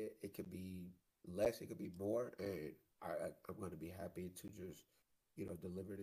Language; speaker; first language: English; native; English